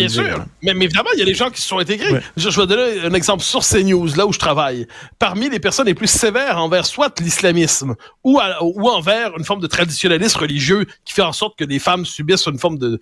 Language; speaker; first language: French; native; French